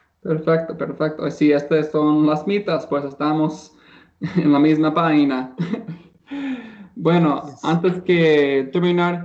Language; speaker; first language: Spanish; non-native, learner; English